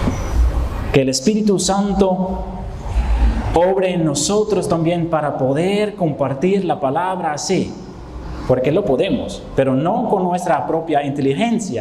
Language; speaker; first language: Spanish; non-native, fluent; Dutch